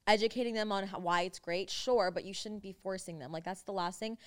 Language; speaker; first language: English; native; English